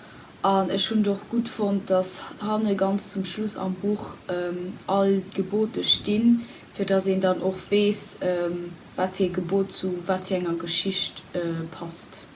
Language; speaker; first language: German; non-native, local second language; Luxembourgish